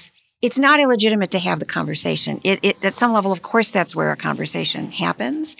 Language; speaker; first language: English; native; English